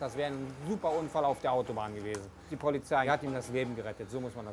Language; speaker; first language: German; native; German